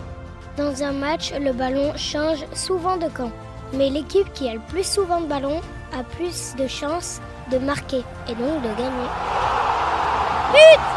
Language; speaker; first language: French; native; French